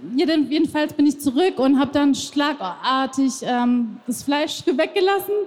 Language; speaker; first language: German; non-native, fluent; Persian